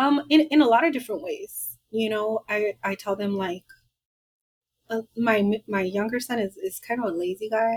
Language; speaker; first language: English; early bilingual, other home language; Spanish